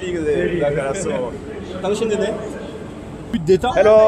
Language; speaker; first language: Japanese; non-native, learner; French